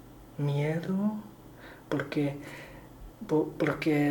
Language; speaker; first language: Spanish; non-native, learner; Chinese